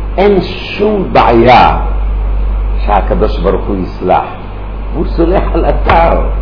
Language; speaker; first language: Hebrew; early bilingual, other home language; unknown